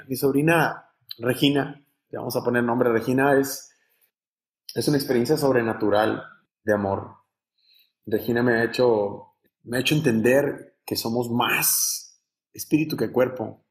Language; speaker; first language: Spanish; native; Spanish